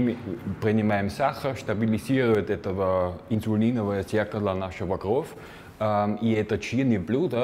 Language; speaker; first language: Russian; non-native, fluent; German